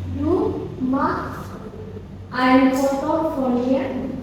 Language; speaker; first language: German; non-native, learner; Indonesian